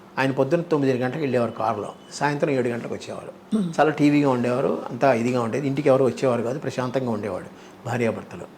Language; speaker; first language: Telugu; native; Telugu